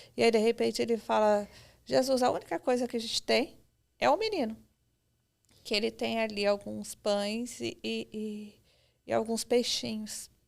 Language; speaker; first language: Portuguese; native; Portuguese